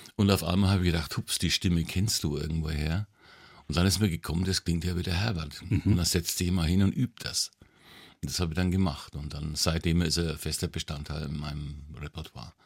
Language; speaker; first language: German; native; German